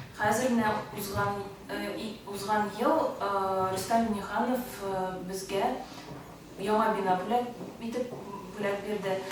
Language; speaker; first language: Tatar; early bilingual, heritage; Tatar